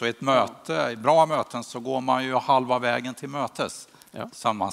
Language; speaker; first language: Swedish; native; Swedish